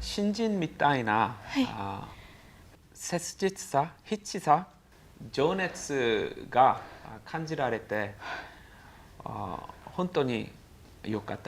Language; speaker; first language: Japanese; non-native, learner; Korean